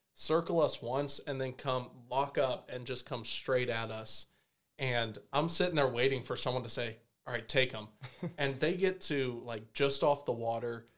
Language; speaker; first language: English; native; English